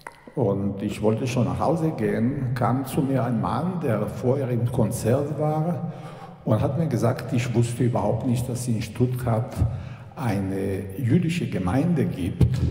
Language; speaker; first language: German; non-native, fluent; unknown